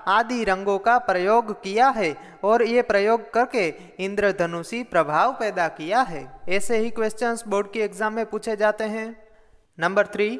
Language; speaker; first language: Hindi; non-native, local second language; Gujarati